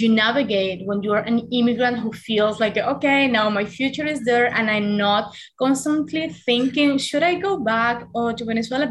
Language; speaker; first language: English; non-native, fluent; Spanish